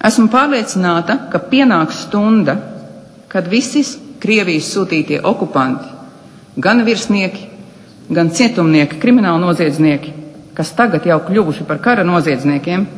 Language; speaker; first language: Latvian; native; Latvian